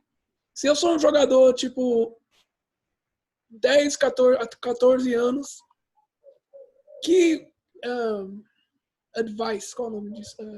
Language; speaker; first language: Portuguese; early bilingual, heritage; English